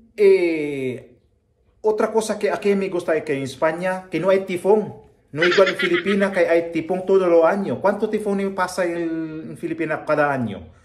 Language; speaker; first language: Spanish; non-native, learner; Filipino